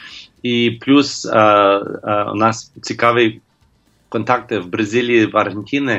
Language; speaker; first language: Ukrainian; non-native, learner; English